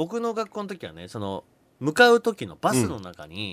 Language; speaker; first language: Japanese; native; Japanese